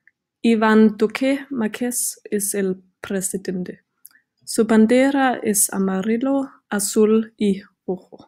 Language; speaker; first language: Spanish; non-native, learner; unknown